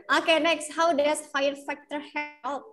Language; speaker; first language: English; non-native, fluent; Indonesian